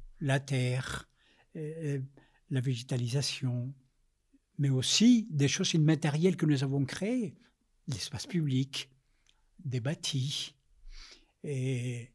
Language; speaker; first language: French; non-native, fluent; Spanish